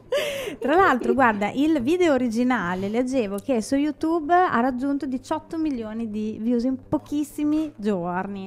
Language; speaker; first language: Italian; native; Italian